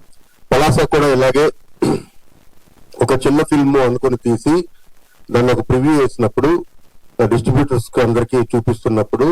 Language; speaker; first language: Telugu; native; Telugu